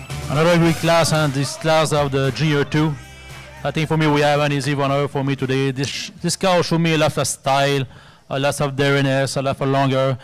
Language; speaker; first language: English; non-native, fluent; French